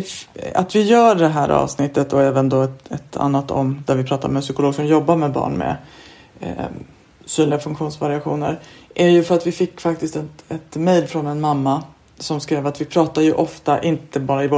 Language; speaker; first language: Swedish; native; Swedish